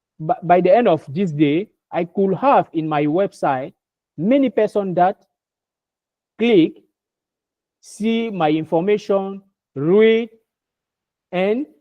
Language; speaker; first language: English; non-native, learner; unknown